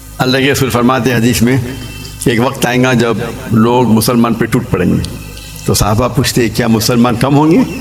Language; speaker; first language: Urdu; non-native, local second language; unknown